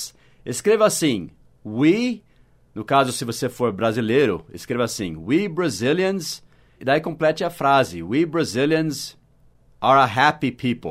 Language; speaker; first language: Portuguese; non-native, fluent; English